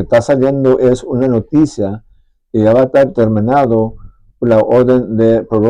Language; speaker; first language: Spanish; early bilingual, heritage; Spanish